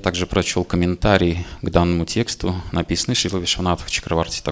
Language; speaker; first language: Russian; native; Russian